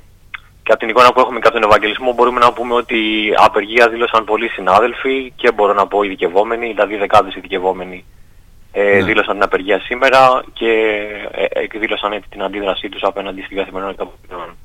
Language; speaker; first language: Greek; native; Greek